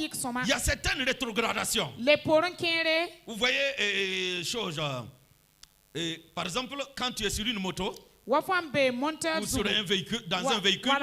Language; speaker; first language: French; non-native, local second language; Mossi